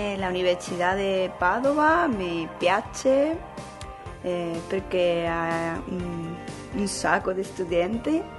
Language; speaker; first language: Italian; non-native, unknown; Spanish